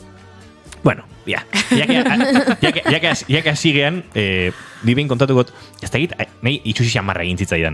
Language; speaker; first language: Basque; native; Basque